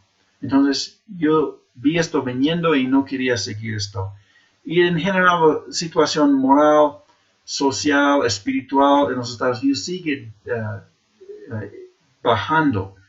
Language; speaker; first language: Spanish; non-native, fluent; English